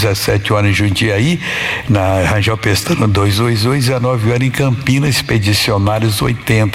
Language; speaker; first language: Portuguese; native; Portuguese